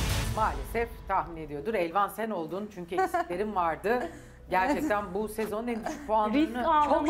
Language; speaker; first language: Turkish; native; Turkish